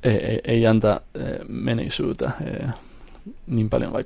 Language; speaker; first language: Finnish; non-native, fluent; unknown